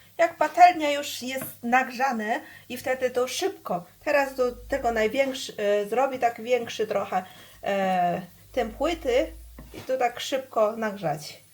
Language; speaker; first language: Polish; non-native, learner; Chinese